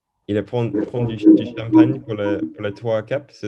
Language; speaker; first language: French; non-native, learner; English